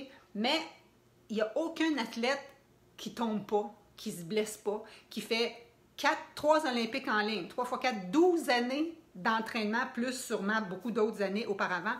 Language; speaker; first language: French; native; French